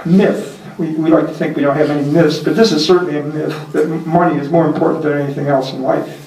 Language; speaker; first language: English; native; English